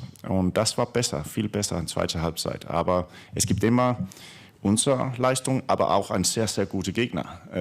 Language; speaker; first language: German; non-native, fluent; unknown